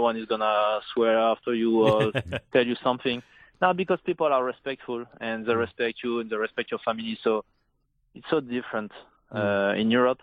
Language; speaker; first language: English; non-native, fluent; French